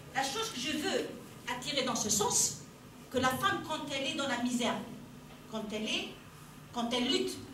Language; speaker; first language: French; non-native, local second language; Arabic